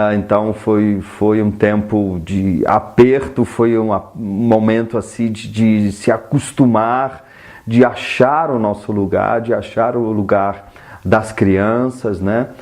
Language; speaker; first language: Portuguese; non-native, fluent; German